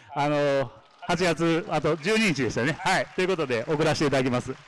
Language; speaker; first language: Japanese; native; Japanese